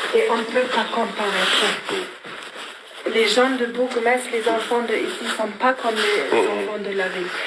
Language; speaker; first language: French; non-native, fluent; German